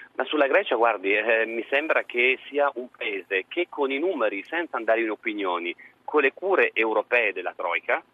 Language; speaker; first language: Italian; native; Italian